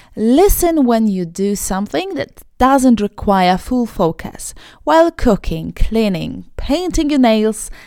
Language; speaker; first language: English; non-native, fluent; Polish